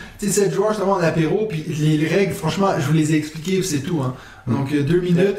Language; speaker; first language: French; non-native, local second language; German